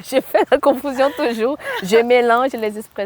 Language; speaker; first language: French; non-native, fluent; Portuguese